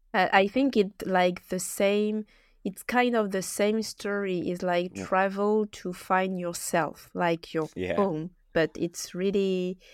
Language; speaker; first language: English; non-native, learner; French